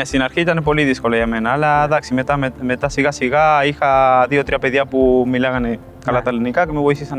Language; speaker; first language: Greek; non-native, fluent; Spanish